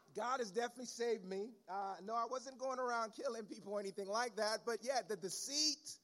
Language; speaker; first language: English; early bilingual, other home language; Haitian Creole